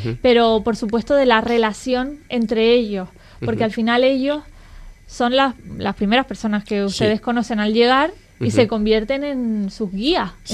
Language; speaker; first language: Spanish; native; Spanish